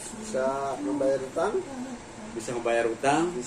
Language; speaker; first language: Indonesian; non-native, local second language; Javanese